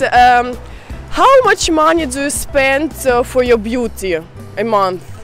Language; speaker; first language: English; non-native, fluent; Russian